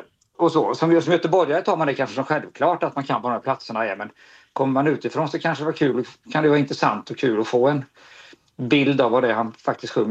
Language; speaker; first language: Swedish; native; Swedish